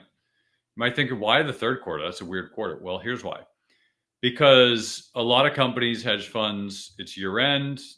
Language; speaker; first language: English; native; English